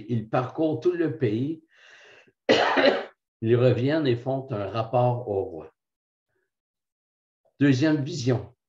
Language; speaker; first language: French; native; French